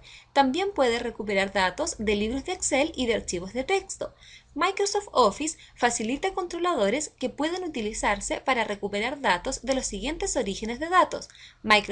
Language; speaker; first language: Spanish; native; Spanish